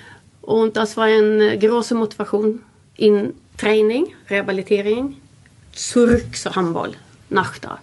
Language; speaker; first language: German; non-native, learner; Swedish